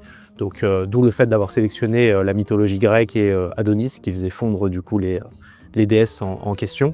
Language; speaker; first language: French; native; French